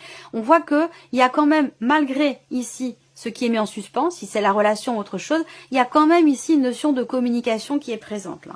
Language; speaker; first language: French; native; French